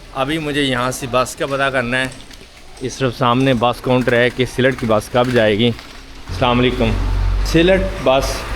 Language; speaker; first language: Urdu; native; Urdu